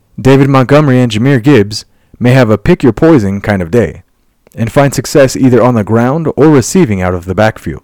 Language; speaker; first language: English; native; English